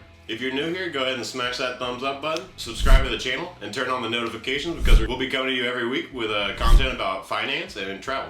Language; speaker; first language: English; native; English